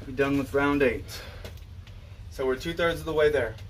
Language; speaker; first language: English; native; English